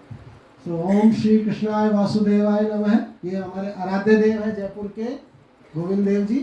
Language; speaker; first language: Hindi; native; Hindi